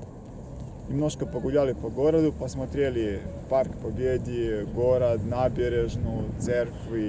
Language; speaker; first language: Russian; non-native, learner; Serbian